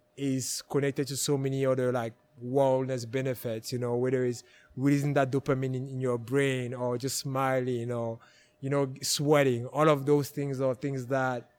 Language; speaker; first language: English; non-native, local second language; French